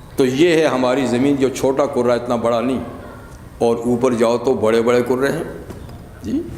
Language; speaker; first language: Urdu; native; Urdu